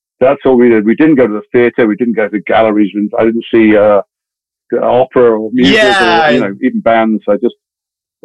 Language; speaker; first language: English; native; English